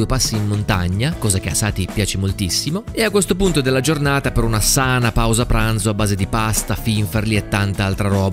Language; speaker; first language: Italian; native; Italian